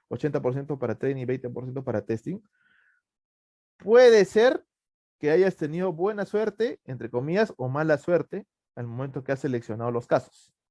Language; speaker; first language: Spanish; native; Spanish